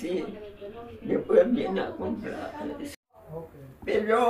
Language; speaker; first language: Spanish; non-native, learner; Haitian Creole